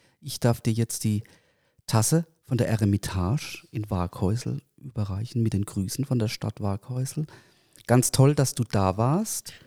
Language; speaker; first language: German; native; German